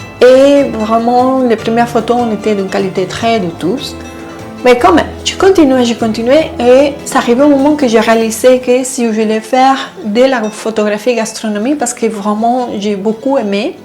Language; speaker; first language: French; non-native, fluent; Spanish